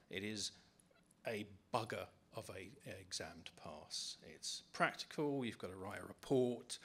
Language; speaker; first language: English; native; English